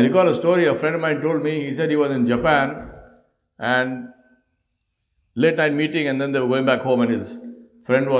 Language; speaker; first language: English; non-native, local second language; Urdu